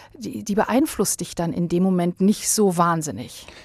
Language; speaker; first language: German; early bilingual, other home language; Bosnian